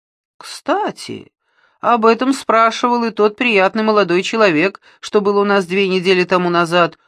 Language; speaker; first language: Russian; native; Russian